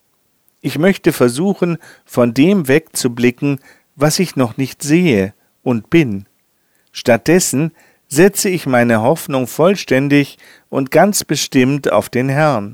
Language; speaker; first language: German; native; German